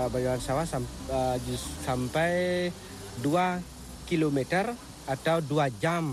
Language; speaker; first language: Indonesian; non-native, local second language; Balinese